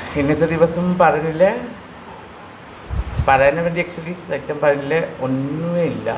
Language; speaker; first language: Malayalam; non-native, local second language; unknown